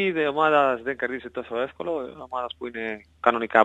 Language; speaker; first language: Greek; non-native, learner; Spanish